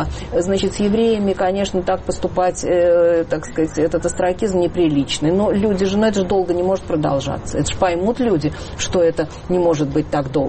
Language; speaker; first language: Russian; native; Russian